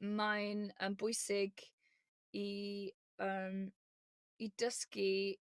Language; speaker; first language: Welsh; non-native, learner; English